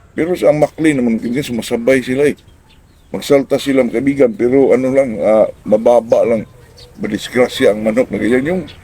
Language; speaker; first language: Filipino; non-native, local second language; Cebuano